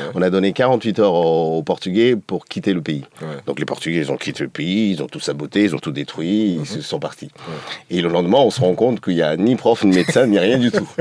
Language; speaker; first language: French; non-native, fluent; Portuguese